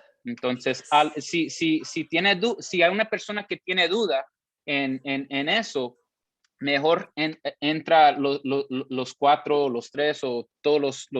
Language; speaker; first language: Spanish; early bilingual, heritage; Spanish